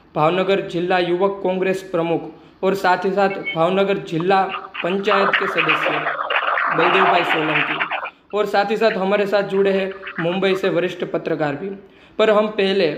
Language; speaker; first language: Hindi; non-native, local second language; Gujarati